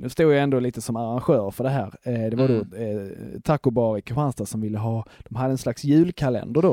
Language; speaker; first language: Swedish; native; Swedish